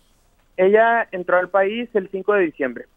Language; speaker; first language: Spanish; native; Spanish